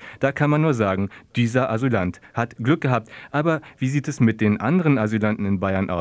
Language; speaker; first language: German; native; German